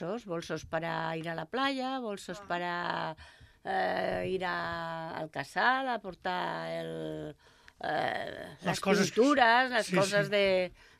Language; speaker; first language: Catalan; non-native, learner; Spanish